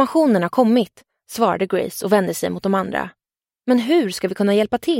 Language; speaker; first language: Swedish; native; Swedish